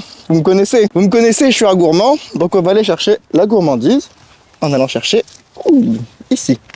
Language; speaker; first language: French; native; French